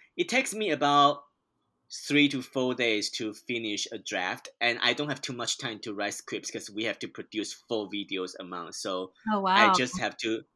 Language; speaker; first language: English; non-native, fluent; Chinese